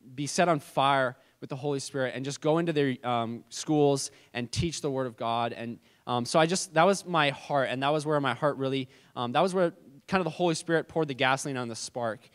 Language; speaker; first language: English; native; English